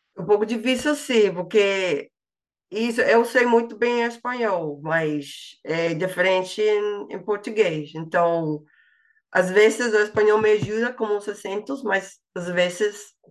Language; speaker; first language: Portuguese; non-native, fluent; English